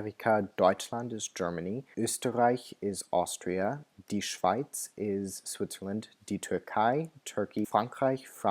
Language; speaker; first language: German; non-native, fluent; English